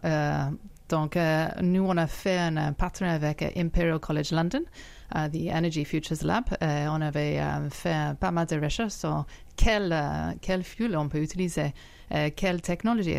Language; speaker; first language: French; non-native, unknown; English